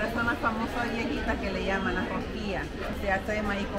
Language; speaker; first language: Spanish; native; Spanish